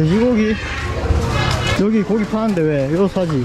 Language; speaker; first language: Korean; native; Korean